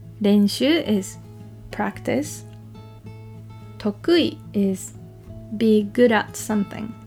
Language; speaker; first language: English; non-native, fluent; Japanese